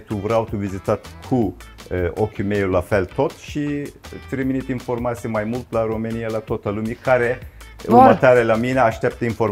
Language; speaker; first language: Romanian; non-native, learner; Turkish